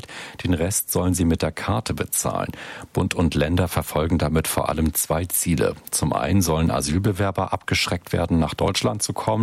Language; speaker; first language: German; native; German